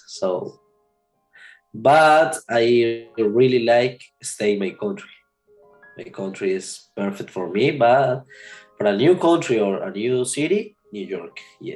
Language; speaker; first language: English; non-native, learner; Spanish